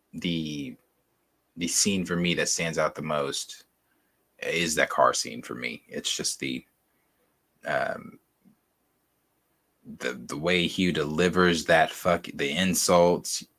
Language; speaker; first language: English; native; English